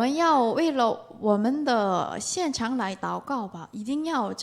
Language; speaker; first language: Chinese; non-native, learner; Korean